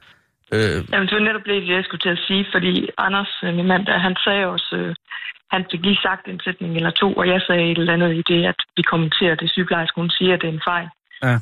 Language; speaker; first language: Danish; native; Danish